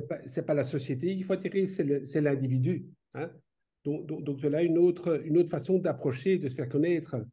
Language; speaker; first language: French; native; French